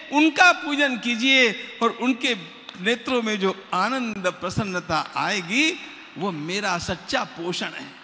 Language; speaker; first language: Hindi; non-native, local second language; Marathi